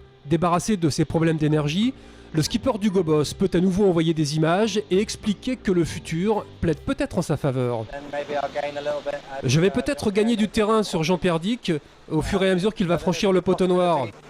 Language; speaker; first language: French; native; French